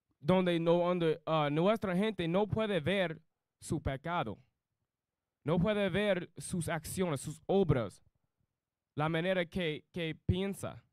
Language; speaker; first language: Spanish; non-native, learner; English